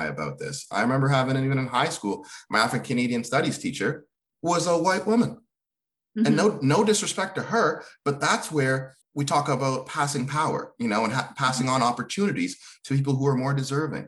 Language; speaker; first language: English; early bilingual, other home language; Swahili